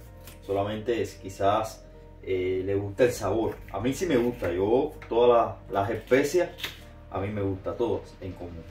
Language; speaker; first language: Spanish; native; Spanish